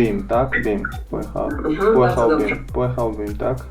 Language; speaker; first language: Polish; non-native, learner; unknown